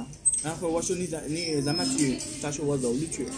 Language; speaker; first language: Chinese; non-native, learner; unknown